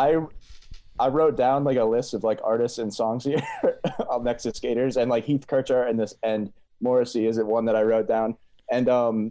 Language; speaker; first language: English; native; English